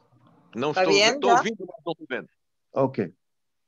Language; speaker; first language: Portuguese; native; Portuguese